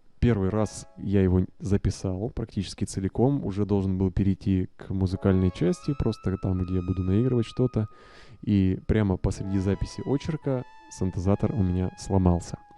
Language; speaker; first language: Russian; native; Russian